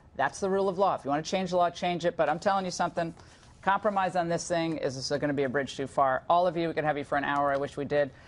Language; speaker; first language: English; native; English